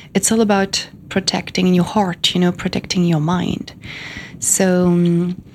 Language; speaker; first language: English; non-native, fluent; French